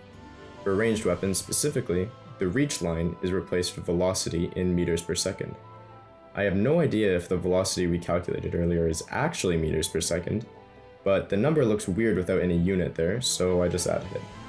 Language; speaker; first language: English; native; English